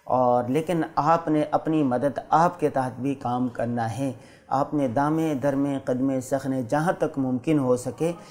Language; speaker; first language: Urdu; non-native, local second language; Saraiki